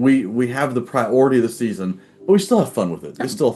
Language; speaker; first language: English; native; English